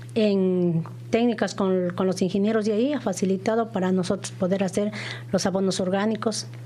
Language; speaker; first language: Spanish; native; Spanish